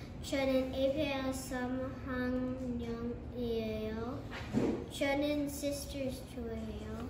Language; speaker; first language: Korean; non-native, learner; English